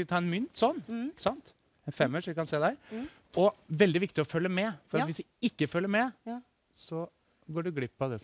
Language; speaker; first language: Norwegian; native; Norwegian